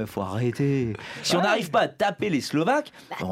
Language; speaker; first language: French; native; French